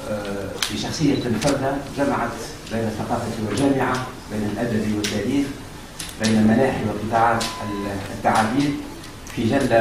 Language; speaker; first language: Arabic; native; Arabic